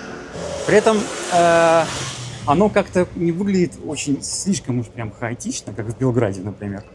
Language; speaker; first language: Russian; native; Russian